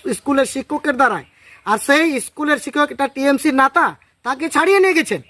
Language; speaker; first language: Bangla; non-native, local second language; Santali